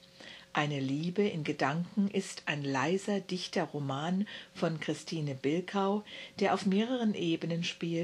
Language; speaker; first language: German; native; German